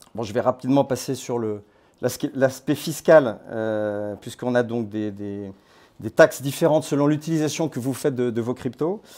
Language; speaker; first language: French; native; French